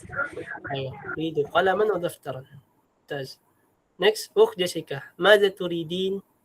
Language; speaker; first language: Arabic; non-native, fluent; Filipino